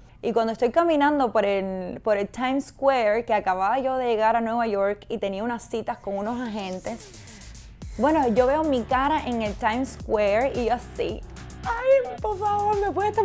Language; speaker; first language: Spanish; native; Spanish